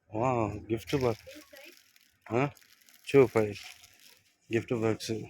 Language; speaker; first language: Tamil; native; Tamil